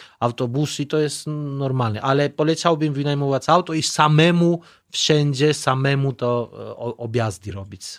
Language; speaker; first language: Polish; non-native, learner; Georgian